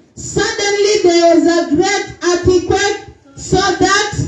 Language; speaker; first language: English; non-native, local second language; Swahili